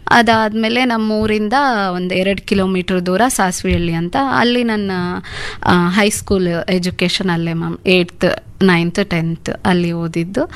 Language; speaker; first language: Kannada; non-native, local second language; Urdu